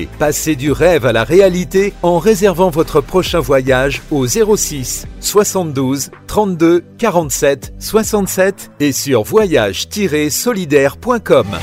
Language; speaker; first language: French; native; French